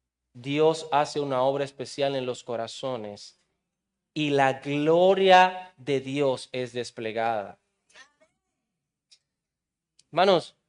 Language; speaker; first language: Spanish; native; Spanish